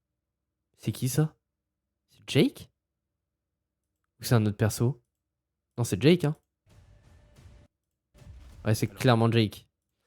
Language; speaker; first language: French; native; French